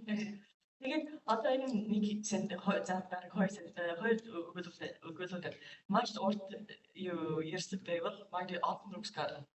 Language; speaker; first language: Mongolian; non-native, learner; English